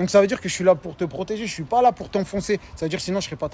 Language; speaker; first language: French; native; French